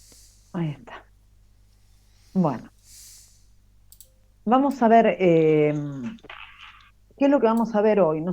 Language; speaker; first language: Spanish; native; Spanish